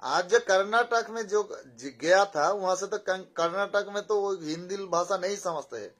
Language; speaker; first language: Hindi; non-native, local second language; Bangla